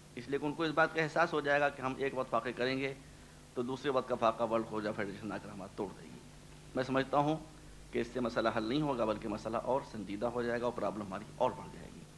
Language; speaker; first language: Urdu; native; Urdu